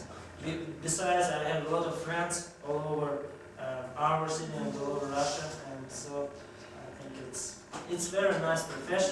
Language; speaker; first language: English; non-native, fluent; Russian